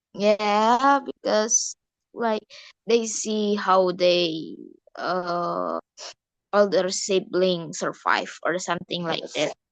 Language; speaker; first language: English; non-native, learner; Indonesian